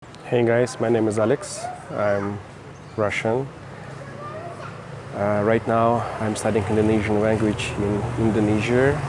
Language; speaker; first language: English; non-native, fluent; Russian